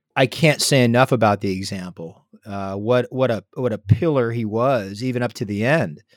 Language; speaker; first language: English; native; English